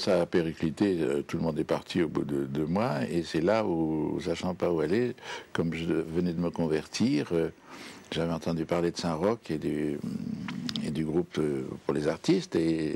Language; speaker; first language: French; native; French